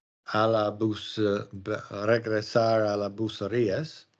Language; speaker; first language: Spanish; non-native, learner; English